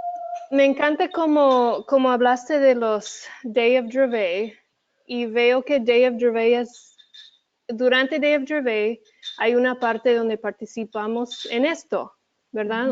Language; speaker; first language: Spanish; early bilingual, heritage; Spanish